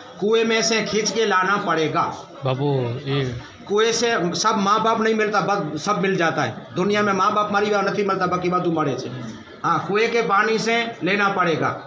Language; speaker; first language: Hindi; non-native, local second language; Gujarati